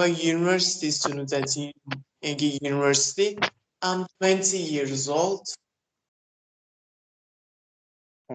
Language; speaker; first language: English; non-native, learner; Turkish